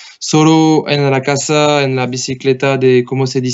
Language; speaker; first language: Spanish; non-native, learner; French